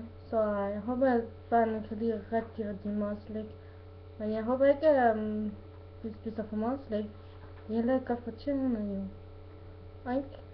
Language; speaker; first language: Danish; non-native, learner; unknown